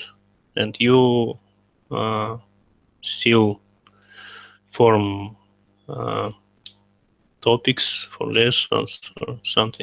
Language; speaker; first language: English; non-native, learner; Russian